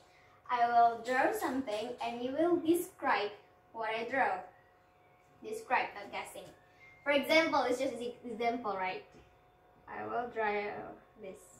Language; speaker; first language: English; non-native, fluent; Indonesian